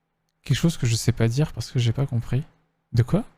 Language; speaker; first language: French; native; French